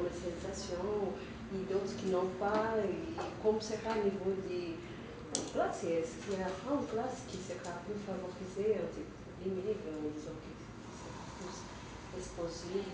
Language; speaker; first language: French; non-native, fluent; Spanish